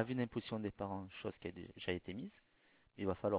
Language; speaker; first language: French; native; French